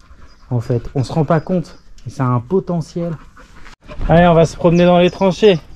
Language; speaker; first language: French; native; French